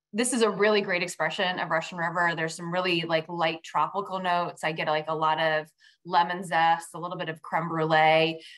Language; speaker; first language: English; native; English